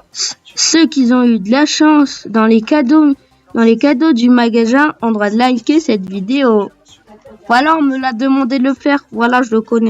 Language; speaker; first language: French; native; French